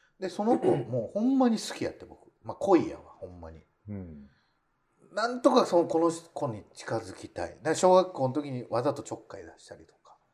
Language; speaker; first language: Japanese; native; Japanese